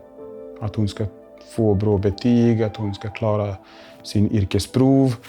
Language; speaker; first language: Swedish; non-native, fluent; Bosnian